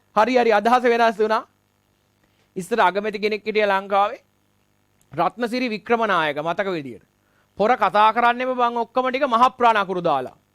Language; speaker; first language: Sinhala; non-native, local second language; Tamil